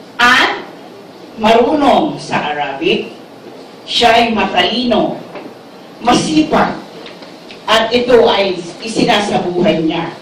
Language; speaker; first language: Filipino; non-native, local second language; Waray